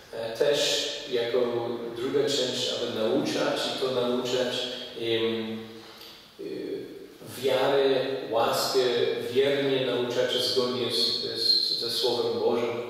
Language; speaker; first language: Polish; non-native, fluent; English